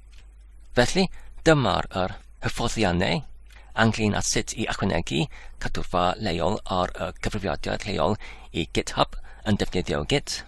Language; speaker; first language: Welsh; non-native, learner; Polish